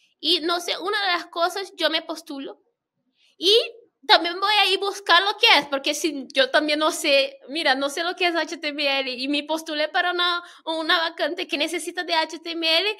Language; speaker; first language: Spanish; non-native, fluent; Portuguese